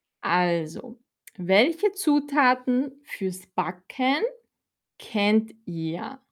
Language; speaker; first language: German; non-native, fluent; Filipino